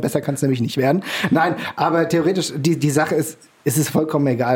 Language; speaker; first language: German; native; German